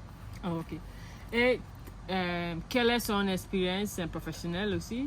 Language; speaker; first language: French; non-native, learner; Akan